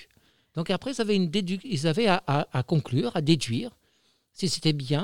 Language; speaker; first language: French; native; French